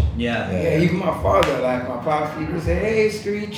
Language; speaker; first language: English; non-native, local second language; Jamaican Creole English